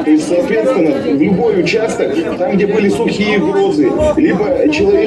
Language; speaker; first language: Russian; native; Russian